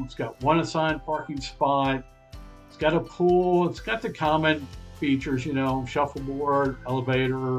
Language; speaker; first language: English; native; English